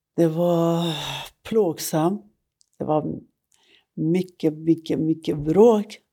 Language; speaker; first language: Swedish; non-native, fluent; Persian